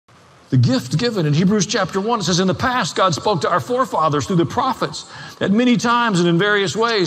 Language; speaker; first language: English; native; English